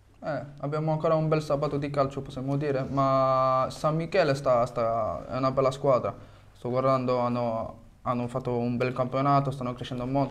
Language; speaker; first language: Italian; non-native, fluent; French